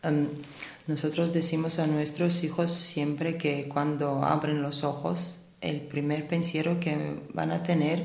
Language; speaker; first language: Spanish; non-native, fluent; Italian